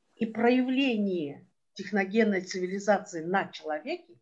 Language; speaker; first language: Russian; non-native, local second language; Kyrgyz